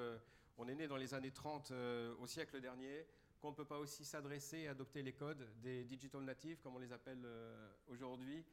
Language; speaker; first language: French; native; French